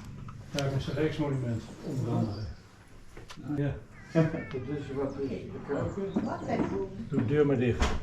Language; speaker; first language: Dutch; native; Dutch